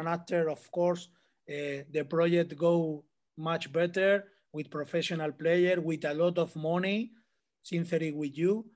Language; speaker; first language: English; non-native, learner; Spanish